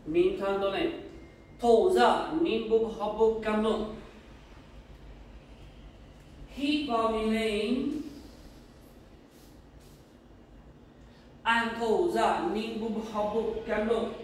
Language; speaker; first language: Vietnamese; non-native, learner; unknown